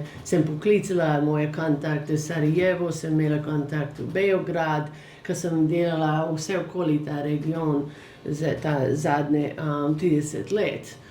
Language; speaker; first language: Slovenian; early bilingual, heritage; English